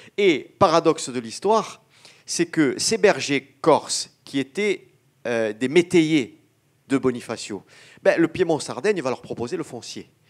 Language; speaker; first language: French; native; French